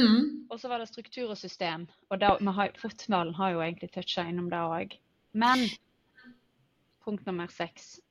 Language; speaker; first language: Norwegian; native; Norwegian